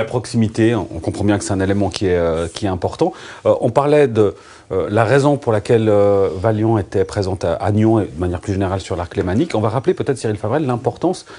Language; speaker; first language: French; native; French